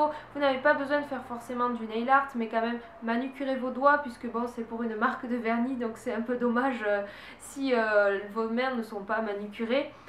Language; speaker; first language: French; native; French